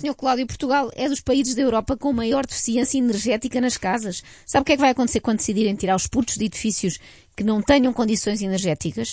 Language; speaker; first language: Portuguese; native; Portuguese